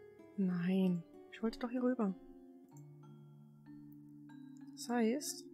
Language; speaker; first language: German; native; German